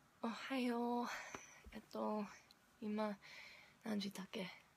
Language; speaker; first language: Japanese; non-native, learner; English